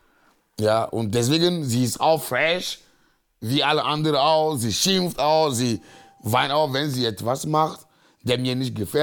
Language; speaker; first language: German; non-native, learner; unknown